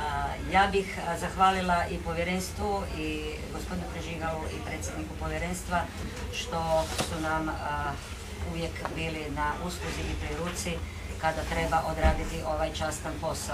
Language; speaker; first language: Croatian; native; Croatian